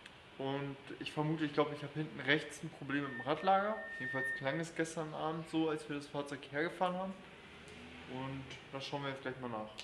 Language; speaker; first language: German; native; German